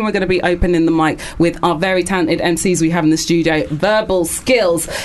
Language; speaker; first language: English; native; English